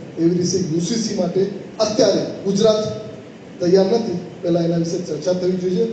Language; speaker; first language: Gujarati; non-native, local second language; Marwari